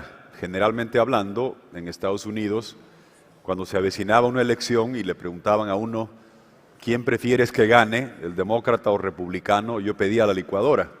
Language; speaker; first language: Spanish; native; Spanish